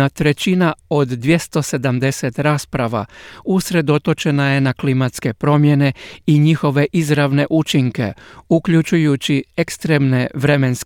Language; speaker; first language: Croatian; native; Croatian